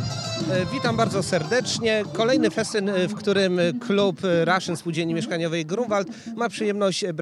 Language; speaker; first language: Polish; native; Polish